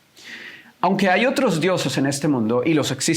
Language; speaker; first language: Spanish; native; Spanish